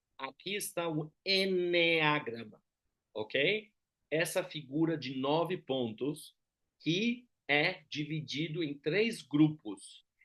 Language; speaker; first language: Portuguese; non-native, fluent; German